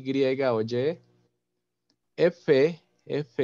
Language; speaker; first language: Spanish; non-native, fluent; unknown